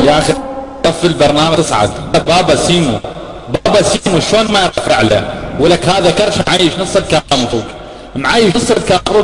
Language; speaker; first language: Arabic; native; Arabic